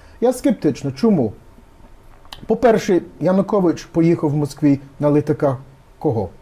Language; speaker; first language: Ukrainian; early bilingual, heritage; Ukrainian